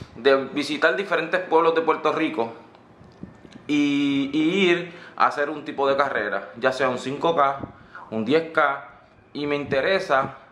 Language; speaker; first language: Spanish; native; Spanish